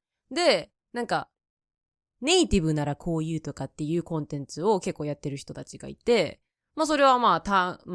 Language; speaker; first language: Japanese; native; Japanese